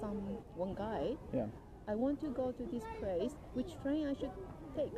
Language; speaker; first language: English; non-native, learner; Japanese